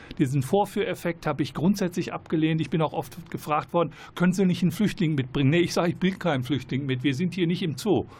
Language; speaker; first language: German; native; German